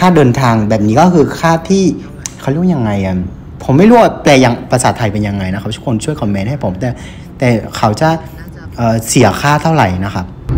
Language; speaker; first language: Thai; non-native, fluent; Vietnamese